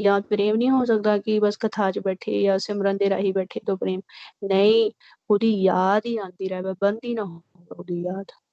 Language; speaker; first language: Hindi; non-native, local second language; Punjabi